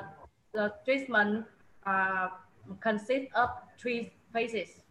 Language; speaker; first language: English; non-native, learner; Vietnamese